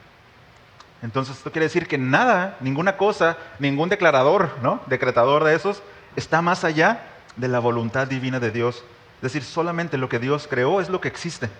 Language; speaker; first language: Spanish; native; Spanish